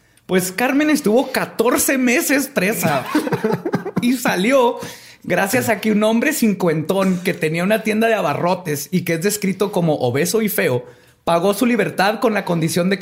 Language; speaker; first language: Spanish; native; Spanish